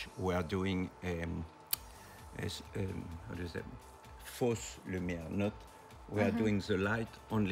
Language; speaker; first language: English; non-native, learner; French